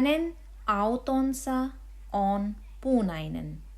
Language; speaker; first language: Finnish; non-native, learner; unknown